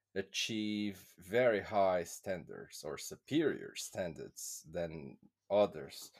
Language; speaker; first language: English; non-native, fluent; Portuguese